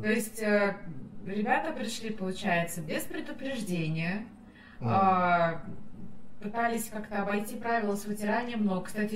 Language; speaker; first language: Russian; native; Russian